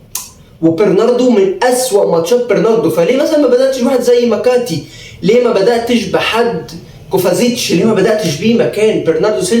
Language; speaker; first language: Arabic; native; Arabic